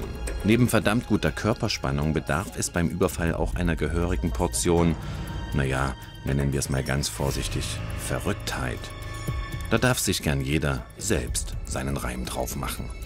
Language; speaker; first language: German; native; German